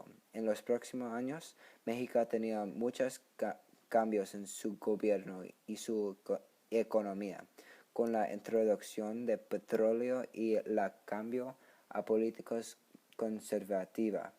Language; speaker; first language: Spanish; non-native, learner; English